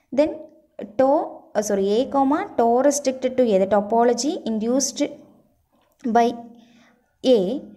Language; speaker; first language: English; non-native, local second language; Malayalam